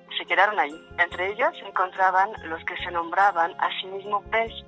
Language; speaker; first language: Spanish; non-native, fluent; French